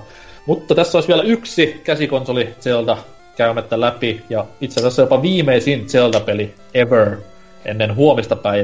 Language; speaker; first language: Finnish; native; Finnish